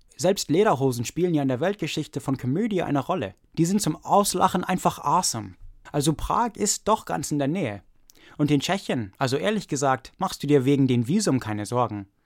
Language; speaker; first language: German; early bilingual, other home language; English